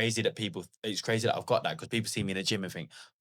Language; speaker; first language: English; native; English